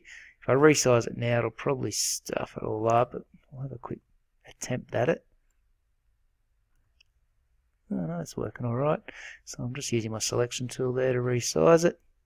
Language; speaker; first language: English; native; English